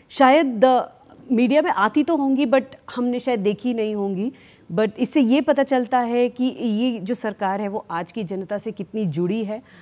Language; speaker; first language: Hindi; native; Hindi